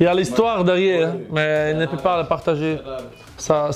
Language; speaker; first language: French; non-native, fluent; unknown